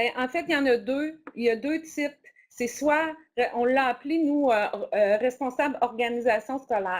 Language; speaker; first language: French; native; French